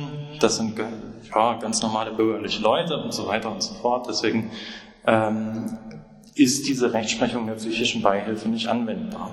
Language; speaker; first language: German; native; German